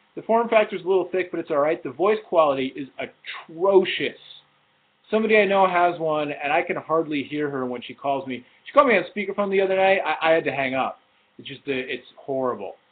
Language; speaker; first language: English; native; English